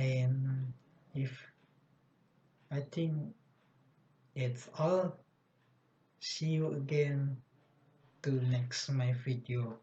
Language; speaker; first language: English; non-native, learner; Indonesian